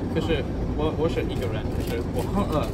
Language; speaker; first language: Chinese; non-native, learner; English